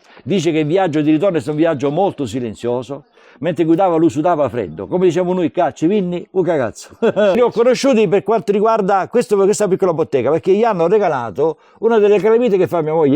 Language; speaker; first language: Italian; native; Italian